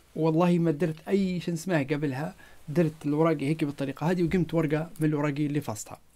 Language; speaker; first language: Arabic; non-native, local second language; Berber languages